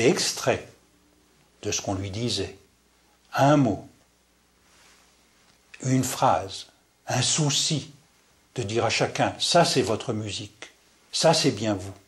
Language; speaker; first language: French; native; French